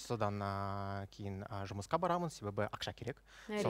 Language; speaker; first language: Kazakh; non-native, local second language; Russian